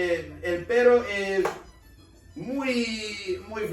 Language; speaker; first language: Spanish; non-native, learner; English